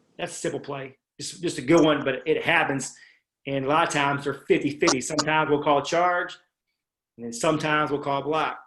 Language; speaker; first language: English; native; English